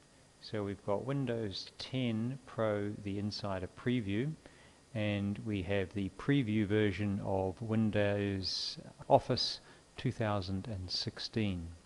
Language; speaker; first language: English; native; English